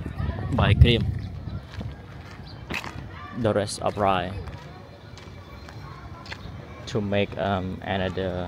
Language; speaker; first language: English; non-native, learner; Khmer